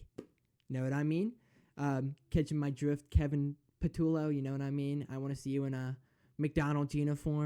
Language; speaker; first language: English; native; English